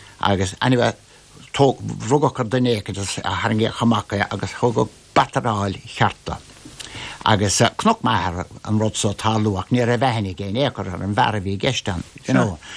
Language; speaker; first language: Irish; native; Irish